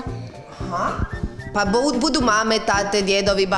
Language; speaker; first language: Croatian; native; Croatian